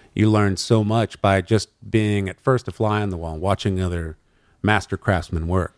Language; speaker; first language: English; native; English